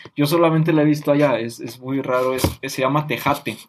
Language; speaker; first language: Spanish; native; Spanish